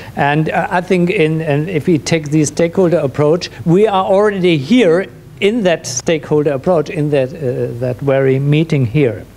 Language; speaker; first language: English; non-native, fluent; German